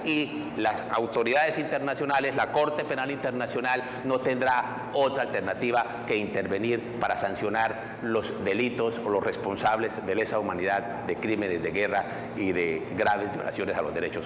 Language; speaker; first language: Spanish; native; Spanish